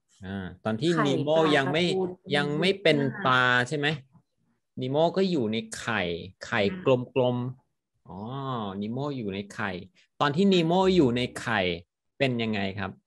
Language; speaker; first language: Thai; native; Thai